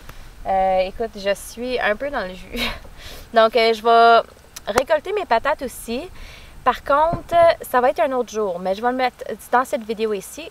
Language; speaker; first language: French; native; French